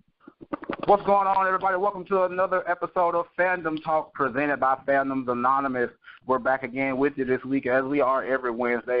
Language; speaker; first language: English; native; English